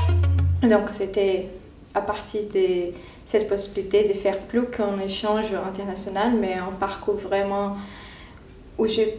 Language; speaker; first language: French; non-native, fluent; Portuguese